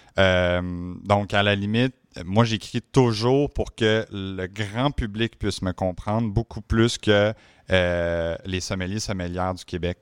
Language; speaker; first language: French; native; French